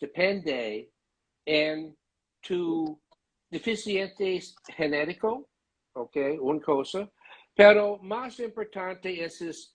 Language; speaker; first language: Spanish; non-native, learner; English